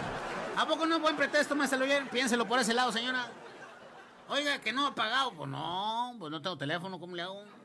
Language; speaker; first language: Spanish; native; Spanish